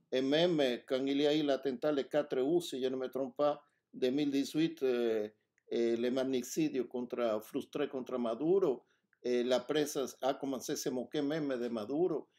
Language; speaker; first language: French; non-native, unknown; Spanish